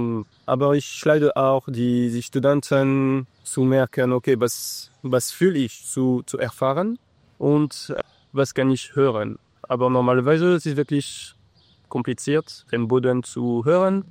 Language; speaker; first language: German; non-native, learner; English